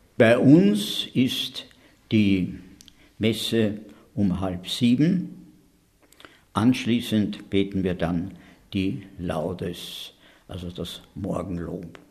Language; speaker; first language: German; native; German